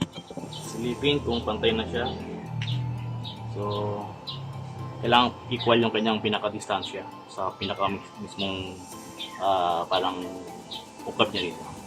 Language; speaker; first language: Filipino; native; Filipino